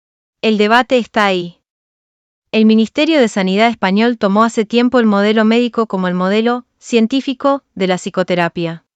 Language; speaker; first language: Spanish; native; Spanish